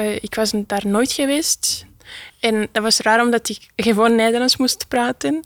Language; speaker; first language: Dutch; non-native, learner; Italian